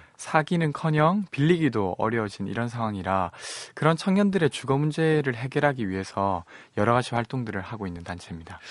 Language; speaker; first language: Korean; native; Korean